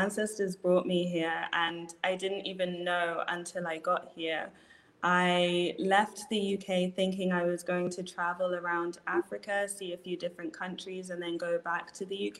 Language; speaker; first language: English; native; English